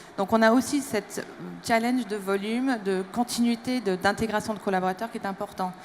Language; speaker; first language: French; non-native, fluent; English